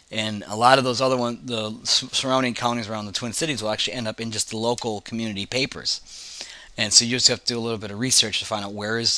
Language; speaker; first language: English; native; English